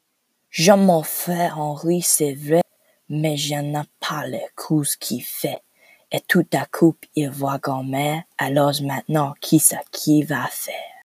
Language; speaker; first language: French; non-native, learner; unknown